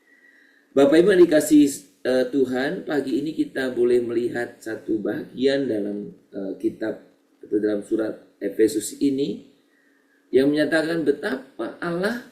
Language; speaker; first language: Indonesian; native; Indonesian